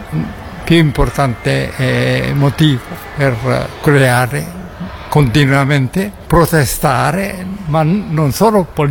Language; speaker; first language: Italian; non-native, learner; Japanese